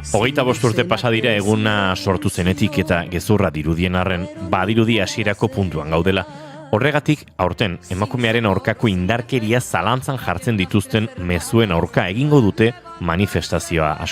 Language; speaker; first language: Basque; native; Basque